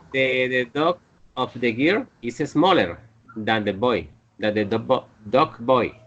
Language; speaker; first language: English; non-native, learner; Spanish